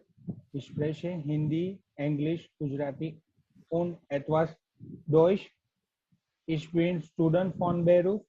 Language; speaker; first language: German; non-native, learner; Gujarati